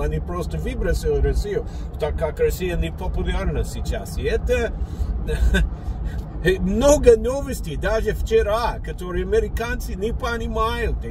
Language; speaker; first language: Russian; non-native, learner; English